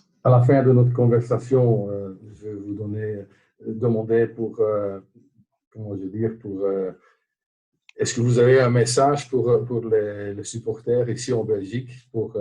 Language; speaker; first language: French; non-native, local second language; Dutch